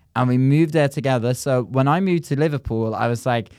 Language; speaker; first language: English; non-native, fluent; Norwegian